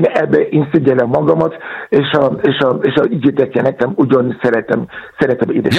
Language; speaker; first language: Hungarian; non-native, fluent; Yoruba